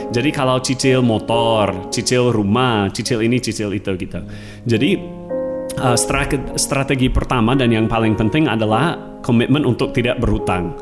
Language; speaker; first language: Malay; non-native, fluent; English